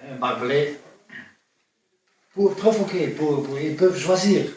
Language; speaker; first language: French; non-native, fluent; Dutch